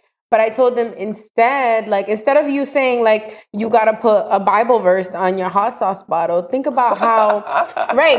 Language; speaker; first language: English; native; English